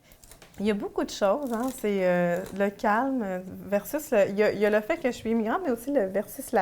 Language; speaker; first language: French; non-native, fluent; Spanish